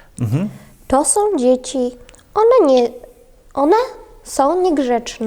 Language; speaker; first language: Polish; non-native, fluent; Ukrainian